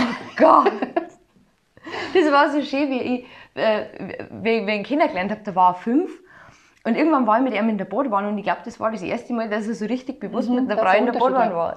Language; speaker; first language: German; native; German